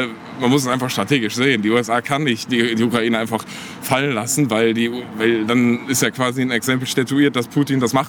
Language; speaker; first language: German; native; German